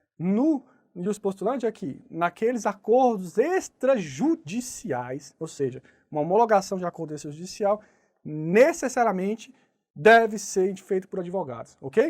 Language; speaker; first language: Portuguese; native; Portuguese